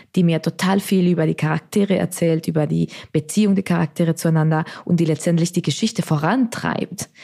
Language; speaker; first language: German; non-native, fluent; Spanish